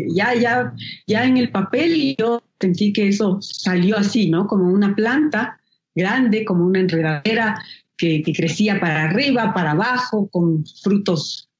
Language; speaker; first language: Spanish; native; Spanish